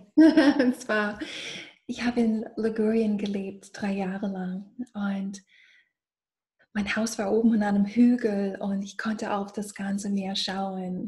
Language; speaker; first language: German; non-native, fluent; English